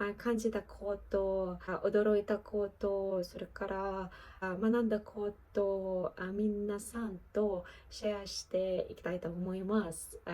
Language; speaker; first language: Japanese; non-native, learner; Ukrainian